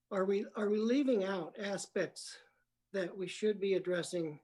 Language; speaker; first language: English; native; English